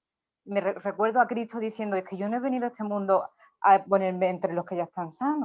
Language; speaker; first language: Spanish; native; Spanish